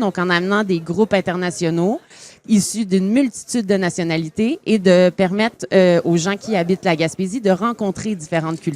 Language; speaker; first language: French; native; French